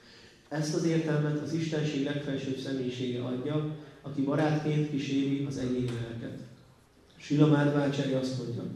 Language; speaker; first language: Hungarian; native; Hungarian